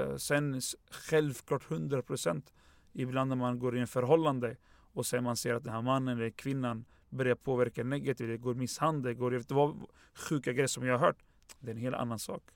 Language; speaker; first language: Swedish; early bilingual, other home language; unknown